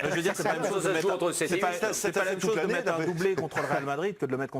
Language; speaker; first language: French; native; French